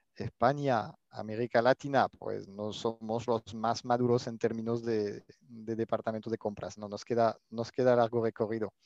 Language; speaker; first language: Spanish; non-native, fluent; French